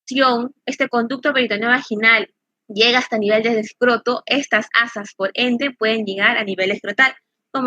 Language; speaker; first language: Spanish; native; Spanish